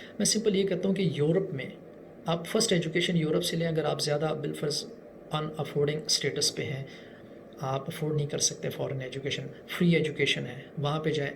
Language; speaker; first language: Urdu; non-native, local second language; Punjabi